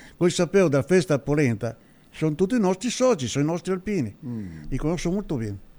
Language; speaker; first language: Portuguese; non-native, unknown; Italian